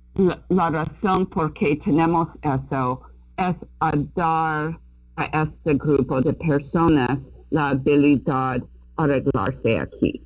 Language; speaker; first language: Spanish; non-native, fluent; English